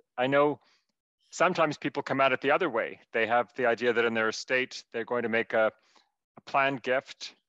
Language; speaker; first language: English; native; English